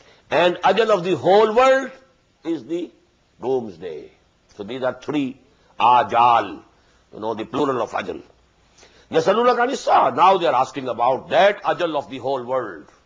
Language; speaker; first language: English; non-native, local second language; Punjabi